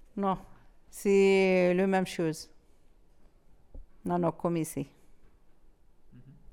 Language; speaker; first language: French; non-native, learner; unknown